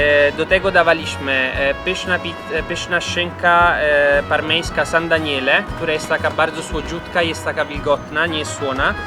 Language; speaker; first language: Polish; non-native, learner; Italian